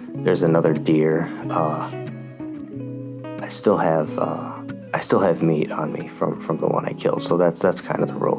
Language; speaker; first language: English; native; English